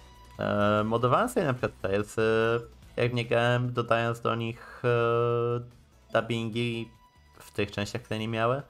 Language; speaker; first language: Polish; native; Polish